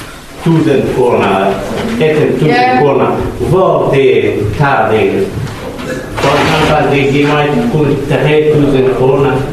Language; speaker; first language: Danish; non-native, learner; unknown